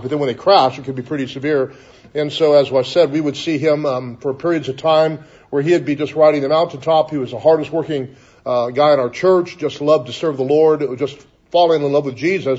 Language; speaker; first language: English; native; English